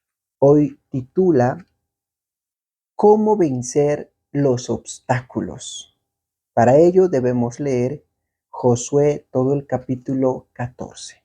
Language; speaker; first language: Spanish; native; Spanish